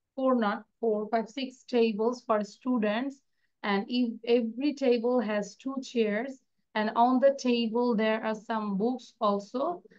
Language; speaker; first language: English; non-native, local second language; Bangla